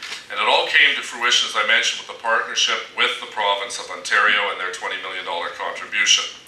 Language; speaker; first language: English; native; English